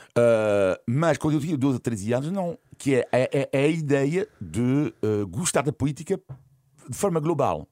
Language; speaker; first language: Portuguese; non-native, fluent; French